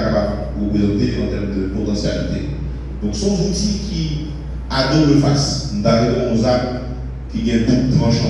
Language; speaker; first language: French; non-native, local second language; Haitian Creole